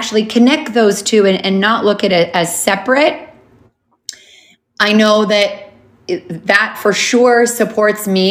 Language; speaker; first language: English; native; English